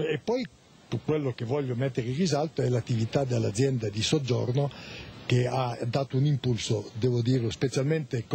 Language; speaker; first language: Italian; native; Italian